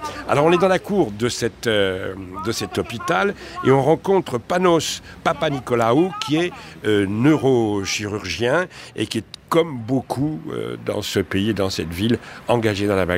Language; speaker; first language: French; native; French